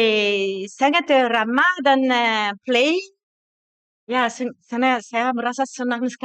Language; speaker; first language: Indonesian; non-native, fluent; Japanese